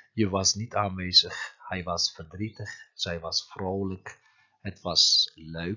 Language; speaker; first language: Dutch; non-native, fluent; Turkish